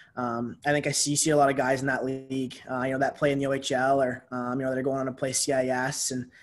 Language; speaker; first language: English; native; English